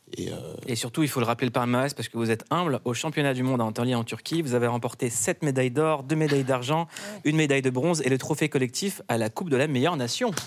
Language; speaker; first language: French; native; French